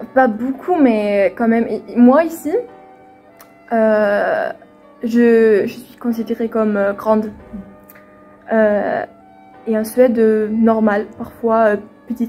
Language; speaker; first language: French; non-native, fluent; Swedish